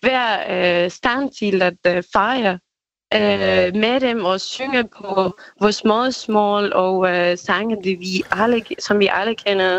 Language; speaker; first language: Danish; non-native, learner; Spanish